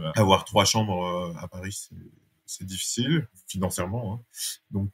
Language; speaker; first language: French; native; French